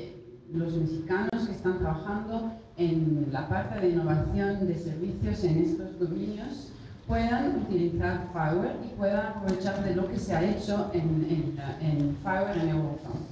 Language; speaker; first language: Spanish; non-native, fluent; Italian